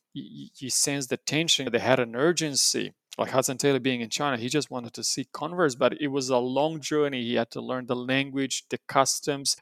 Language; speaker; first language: English; non-native, fluent; Romanian